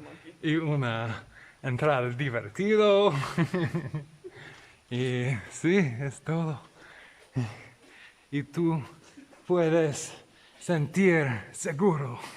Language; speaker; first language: Spanish; non-native, learner; English